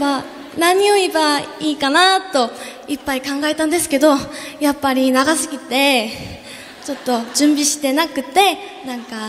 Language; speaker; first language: Japanese; non-native, fluent; Korean